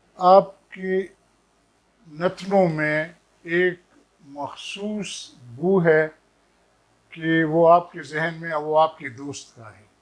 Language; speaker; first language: Urdu; non-native, local second language; Pashto